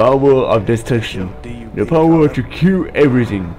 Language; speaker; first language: English; non-native, learner; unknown